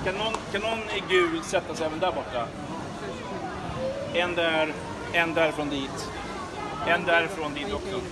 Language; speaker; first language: Swedish; native; Swedish